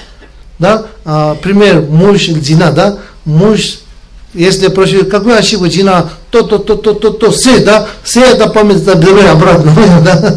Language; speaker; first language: Russian; non-native, learner; Tibetan